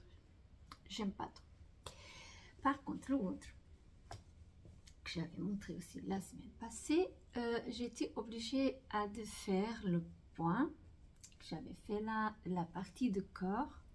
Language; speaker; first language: French; non-native, fluent; Portuguese